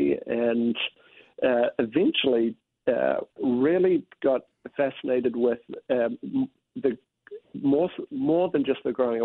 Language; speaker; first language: English; native; English